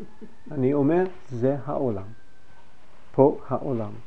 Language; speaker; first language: Hebrew; non-native, fluent; English